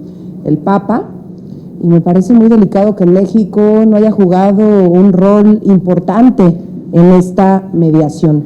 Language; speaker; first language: Spanish; native; Spanish